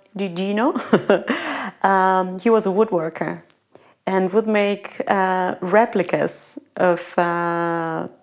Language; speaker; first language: English; non-native, fluent; Italian